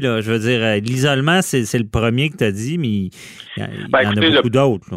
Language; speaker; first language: French; native; French